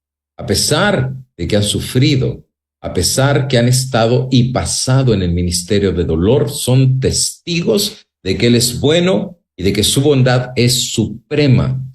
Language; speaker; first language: Spanish; native; Spanish